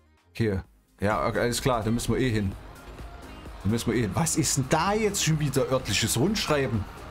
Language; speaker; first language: German; native; German